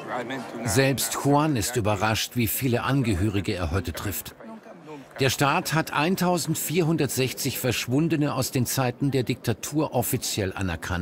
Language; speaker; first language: German; native; German